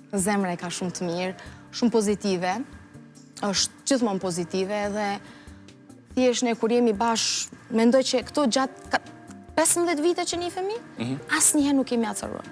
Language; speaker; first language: Albanian; early bilingual, heritage; Albanian